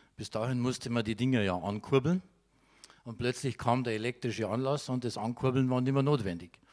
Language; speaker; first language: German; native; German